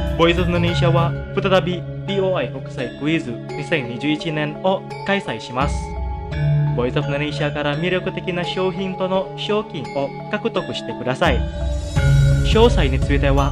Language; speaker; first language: Japanese; non-native, fluent; Indonesian